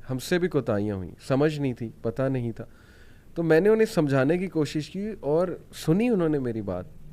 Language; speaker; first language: Urdu; native; Urdu